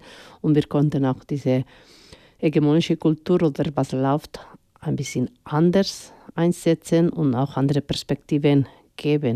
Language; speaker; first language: German; non-native, fluent; Spanish